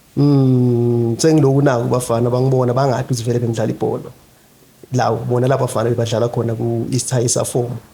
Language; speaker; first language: Zulu; non-native, local second language; Swati